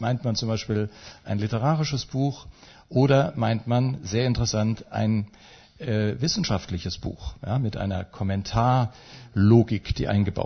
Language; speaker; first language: German; native; German